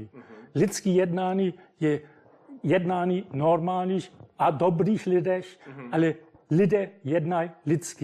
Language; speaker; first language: Czech; non-native, fluent; German